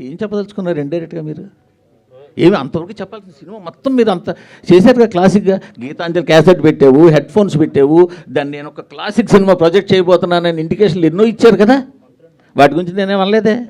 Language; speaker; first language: Telugu; native; Telugu